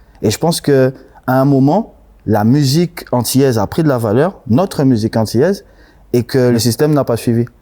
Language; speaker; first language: French; native; French